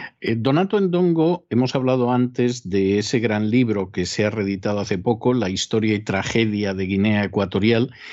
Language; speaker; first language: Spanish; native; Spanish